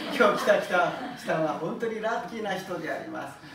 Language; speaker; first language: Japanese; non-native, fluent; Korean